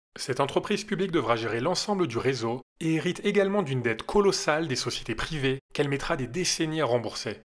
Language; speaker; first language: French; native; French